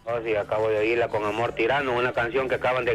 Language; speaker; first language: Spanish; native; Spanish